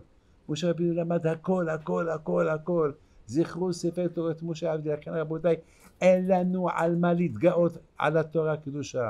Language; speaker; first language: Hebrew; non-native, fluent; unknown